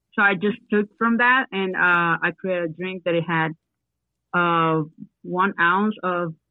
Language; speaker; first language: English; non-native, learner; Spanish